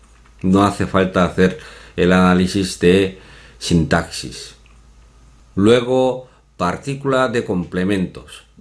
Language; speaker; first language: Spanish; non-native, fluent; Korean